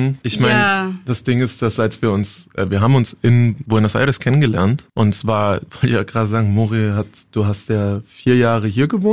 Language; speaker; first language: German; native; German